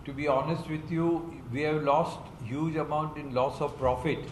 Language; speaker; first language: English; non-native, local second language; Marathi